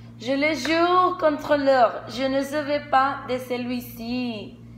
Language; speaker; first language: French; non-native, learner; Spanish